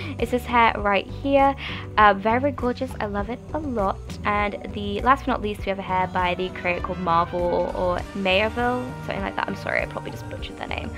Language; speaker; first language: English; native; English